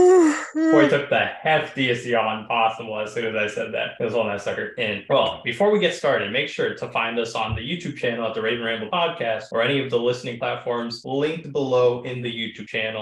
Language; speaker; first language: English; native; English